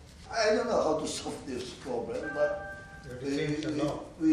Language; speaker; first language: English; non-native, learner; Indonesian